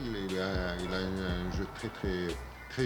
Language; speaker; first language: French; non-native, local second language; Arabic